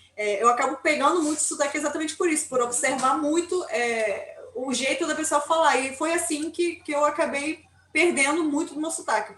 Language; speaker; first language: Portuguese; non-native, fluent; Spanish